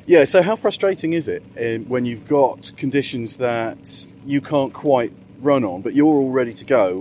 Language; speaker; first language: English; native; English